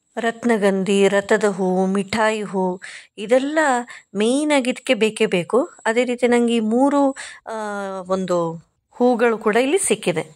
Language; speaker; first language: Kannada; non-native, local second language; Konkani